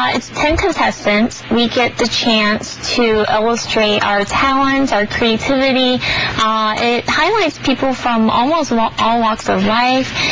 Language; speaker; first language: English; early bilingual, other home language; Chinese